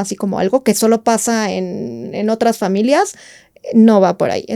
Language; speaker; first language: Spanish; native; Spanish